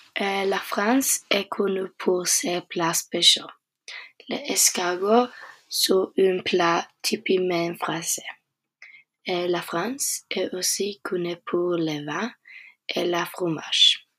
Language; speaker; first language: French; non-native, learner; Norwegian